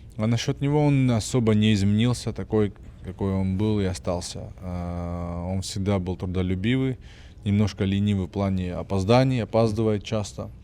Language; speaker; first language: Russian; non-native, fluent; Georgian